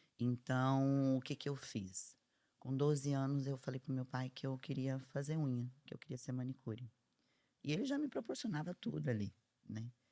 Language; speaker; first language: Portuguese; native; Portuguese